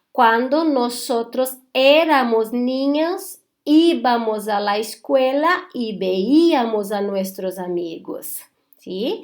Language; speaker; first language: Spanish; non-native, fluent; Portuguese